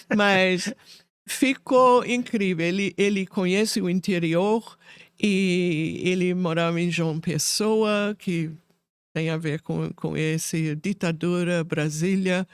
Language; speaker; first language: Portuguese; non-native, fluent; English